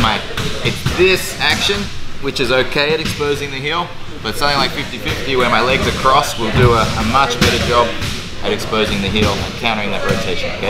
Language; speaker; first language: English; native; English